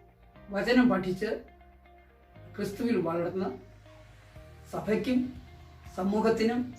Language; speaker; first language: Malayalam; native; Malayalam